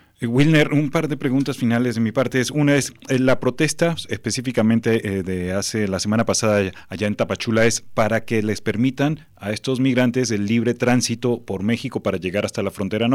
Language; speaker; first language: Spanish; native; Spanish